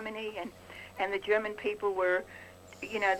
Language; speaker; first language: English; native; English